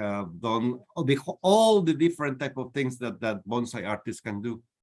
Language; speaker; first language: English; non-native, fluent; Spanish